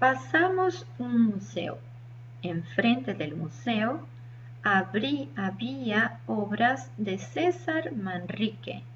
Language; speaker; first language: Spanish; non-native, learner; English